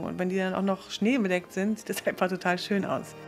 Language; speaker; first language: German; native; German